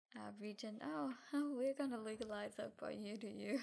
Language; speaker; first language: English; non-native, fluent; German